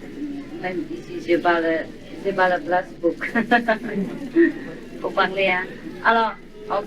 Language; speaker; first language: French; non-native, learner; Vietnamese